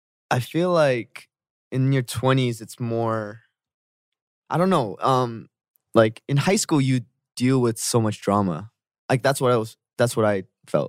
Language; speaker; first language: English; early bilingual, other home language; Korean